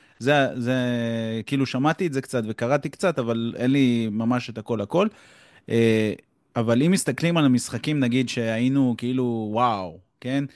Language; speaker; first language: Hebrew; native; Hebrew